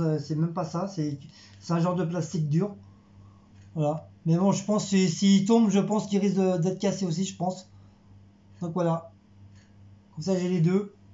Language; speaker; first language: French; native; French